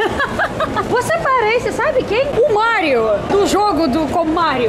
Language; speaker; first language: Portuguese; non-native, fluent; Russian